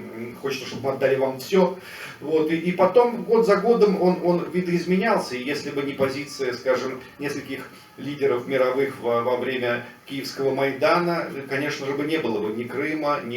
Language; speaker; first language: Russian; native; Russian